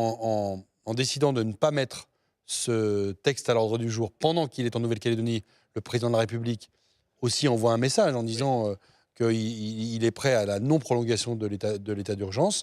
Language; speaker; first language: French; native; French